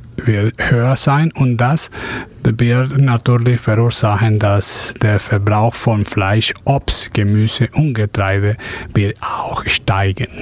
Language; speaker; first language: German; non-native, fluent; Spanish